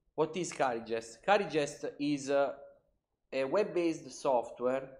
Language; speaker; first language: English; non-native, learner; Italian